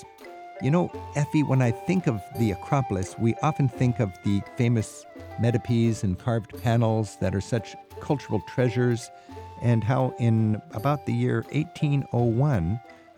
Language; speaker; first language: English; native; English